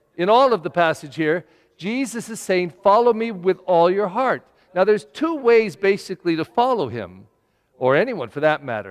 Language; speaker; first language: English; native; English